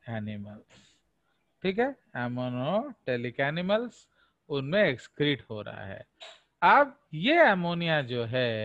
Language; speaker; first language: Hindi; non-native, local second language; Odia